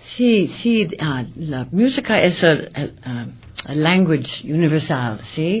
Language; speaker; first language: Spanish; non-native, learner; English